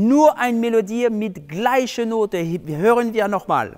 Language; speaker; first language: German; non-native, fluent; French